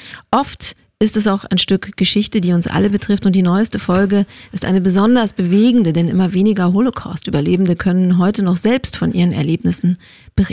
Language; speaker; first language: German; native; German